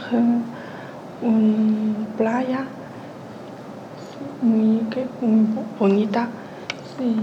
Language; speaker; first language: Spanish; non-native, learner; Chinese